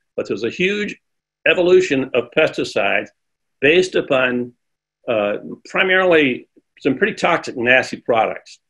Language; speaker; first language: English; native; English